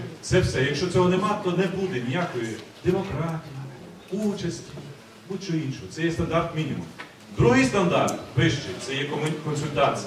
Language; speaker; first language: Ukrainian; native; Ukrainian